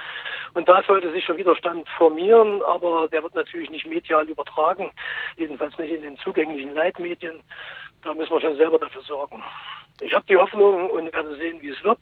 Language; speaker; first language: German; native; German